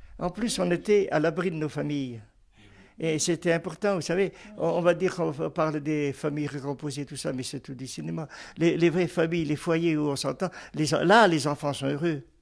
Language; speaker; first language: French; non-native, local second language; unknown